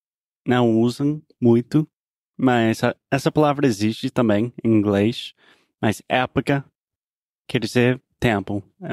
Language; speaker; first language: Portuguese; non-native, fluent; English